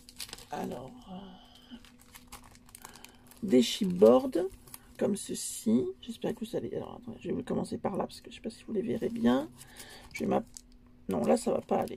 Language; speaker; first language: French; native; French